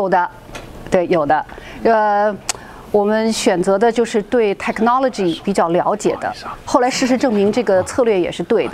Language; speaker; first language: Chinese; native; Chinese